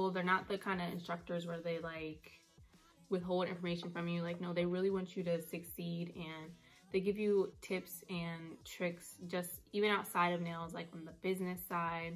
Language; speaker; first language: English; native; English